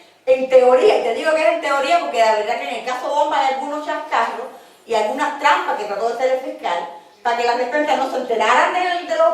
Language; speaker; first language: Spanish; native; Spanish